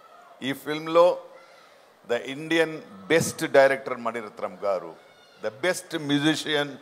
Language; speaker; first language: Telugu; non-native, local second language; Tamil